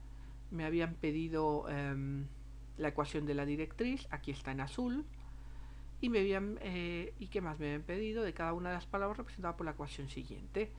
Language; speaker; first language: Spanish; native; Spanish